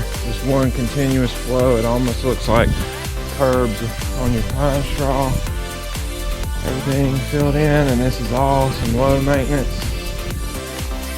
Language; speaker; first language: English; native; English